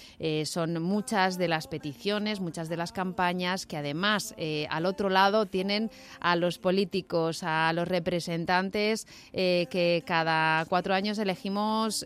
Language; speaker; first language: Spanish; native; Spanish